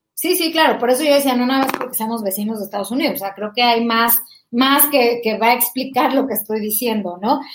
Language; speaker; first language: Spanish; native; Spanish